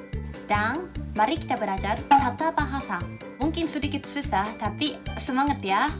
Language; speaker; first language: Indonesian; non-native, fluent; Japanese